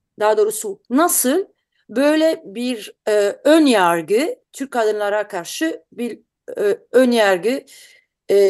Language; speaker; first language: Turkish; non-native, learner; Italian